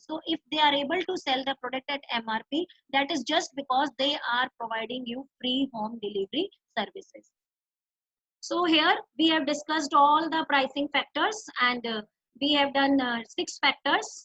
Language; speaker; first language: English; non-native, local second language; Hindi